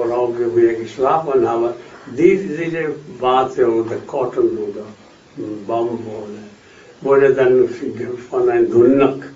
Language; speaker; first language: German; non-native, fluent; Hindi